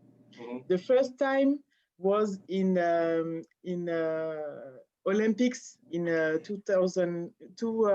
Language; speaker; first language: English; non-native, learner; French